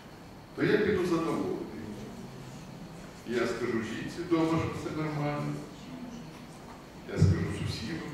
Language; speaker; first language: Ukrainian; non-native, local second language; Russian